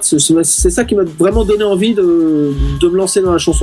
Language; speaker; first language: French; native; French